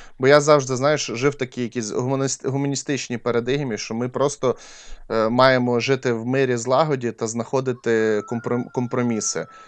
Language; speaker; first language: Ukrainian; non-native, local second language; Russian